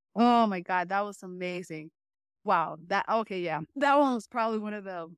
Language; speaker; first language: English; early bilingual, other home language; Spanish